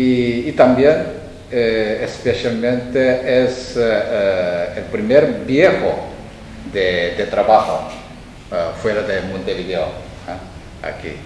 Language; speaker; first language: Spanish; non-native, fluent; Korean